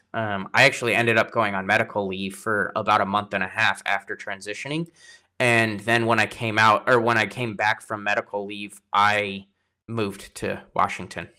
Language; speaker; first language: English; native; English